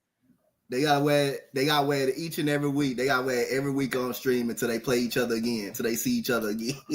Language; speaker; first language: English; native; English